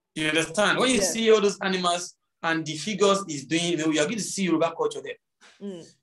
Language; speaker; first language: English; non-native, local second language; Yoruba